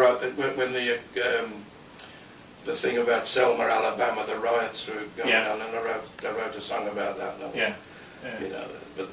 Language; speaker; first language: English; native; English